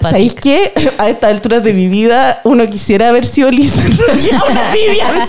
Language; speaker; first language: Spanish; native; Spanish